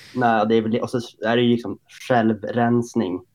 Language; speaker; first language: Swedish; native; Swedish